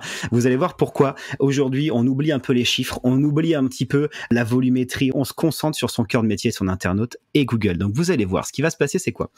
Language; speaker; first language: French; native; French